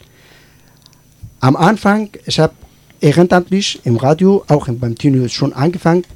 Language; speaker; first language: German; non-native, learner; Persian